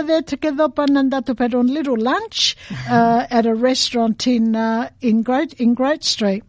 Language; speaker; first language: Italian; early bilingual, heritage; Italian